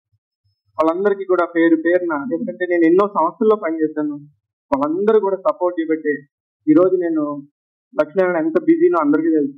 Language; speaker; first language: Telugu; native; Telugu